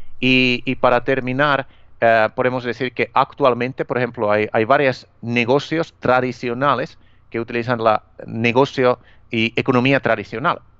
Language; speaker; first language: Spanish; non-native, fluent; Finnish